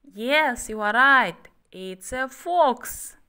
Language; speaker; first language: English; non-native, fluent; Kazakh